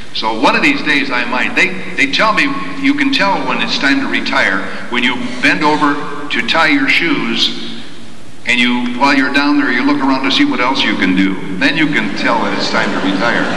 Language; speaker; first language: English; native; English